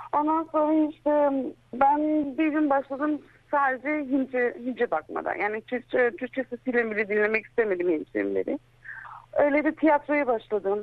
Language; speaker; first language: Turkish; early bilingual, heritage; Turkish